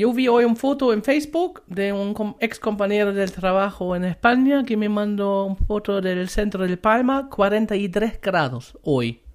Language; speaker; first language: Spanish; non-native, fluent; German